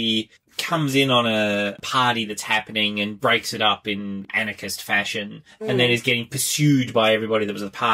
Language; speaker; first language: English; native; English